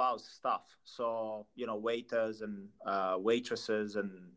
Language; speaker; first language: English; non-native, fluent; Italian